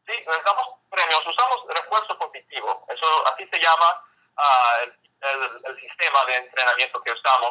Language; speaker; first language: Spanish; non-native, fluent; English